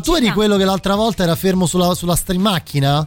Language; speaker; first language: Italian; native; Italian